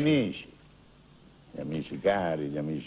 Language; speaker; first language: Italian; native; Italian